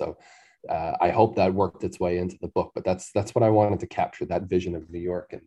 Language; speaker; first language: English; native; English